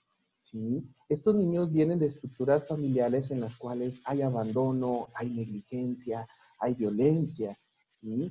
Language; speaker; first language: Spanish; native; Spanish